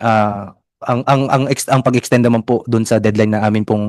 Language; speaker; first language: Filipino; native; Filipino